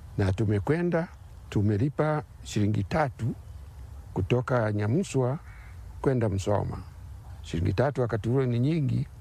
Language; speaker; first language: Swahili; non-native, local second language; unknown